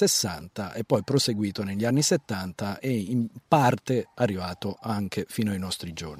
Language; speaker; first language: Italian; native; Italian